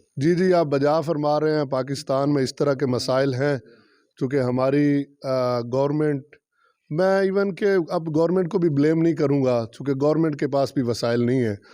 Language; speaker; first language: Urdu; non-native, local second language; Punjabi